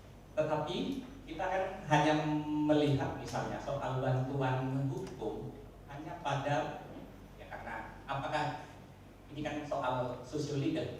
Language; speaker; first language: Indonesian; native; Indonesian